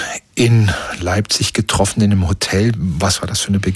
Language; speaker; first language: German; native; German